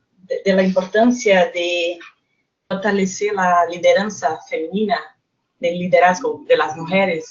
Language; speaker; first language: Spanish; non-native, fluent; Portuguese